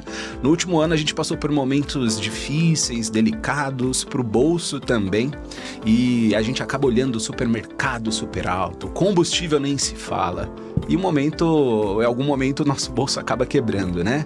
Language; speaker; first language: Portuguese; native; Portuguese